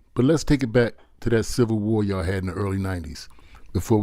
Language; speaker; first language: English; native; English